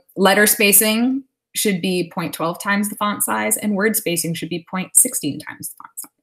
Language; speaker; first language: English; native; English